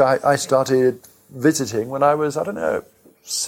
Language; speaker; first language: English; native; English